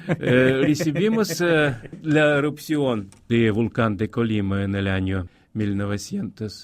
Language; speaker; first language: Spanish; non-native, fluent; Russian